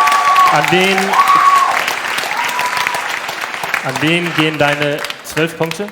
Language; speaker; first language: German; native; German